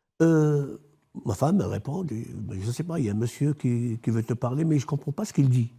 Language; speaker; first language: French; non-native, local second language; Arabic